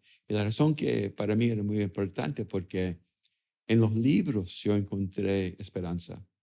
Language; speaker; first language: Spanish; early bilingual, other home language; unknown